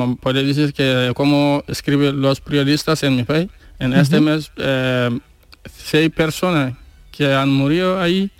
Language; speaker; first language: Spanish; non-native, learner; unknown